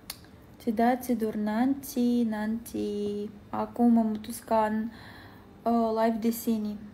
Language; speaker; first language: Indonesian; non-native, learner; Russian